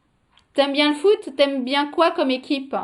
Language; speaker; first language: French; native; French